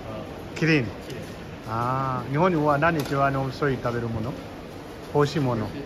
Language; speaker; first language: Japanese; non-native, learner; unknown